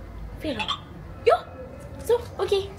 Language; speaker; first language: Swedish; native; Swedish